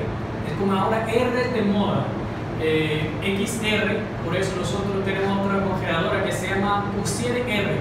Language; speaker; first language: Spanish; non-native, learner; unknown